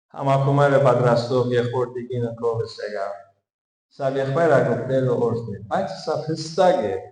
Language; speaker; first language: Armenian; early bilingual, heritage; Armenian